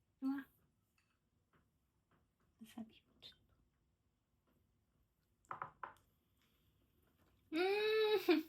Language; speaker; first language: Japanese; native; Japanese